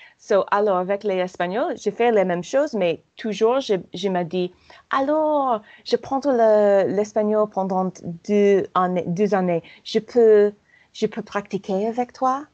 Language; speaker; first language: French; non-native, learner; English